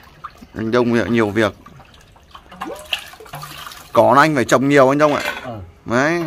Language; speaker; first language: Vietnamese; native; Vietnamese